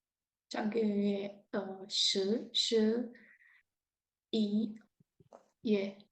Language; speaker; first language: Chinese; non-native, learner; Portuguese